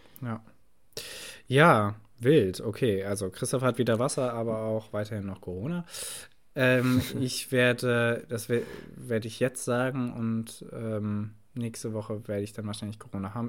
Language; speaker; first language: German; native; German